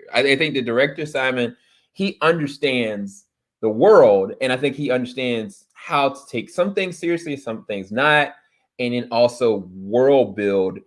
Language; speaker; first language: English; native; English